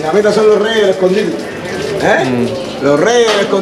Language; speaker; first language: Spanish; native; Spanish